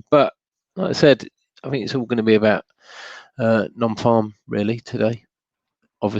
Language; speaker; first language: English; native; English